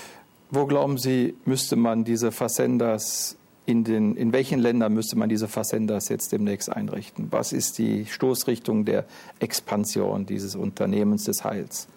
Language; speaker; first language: German; native; German